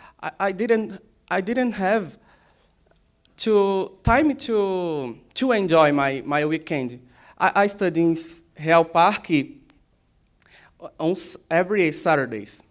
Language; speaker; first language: English; non-native, learner; Portuguese